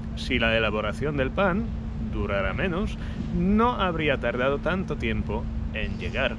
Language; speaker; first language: Spanish; non-native, fluent; Polish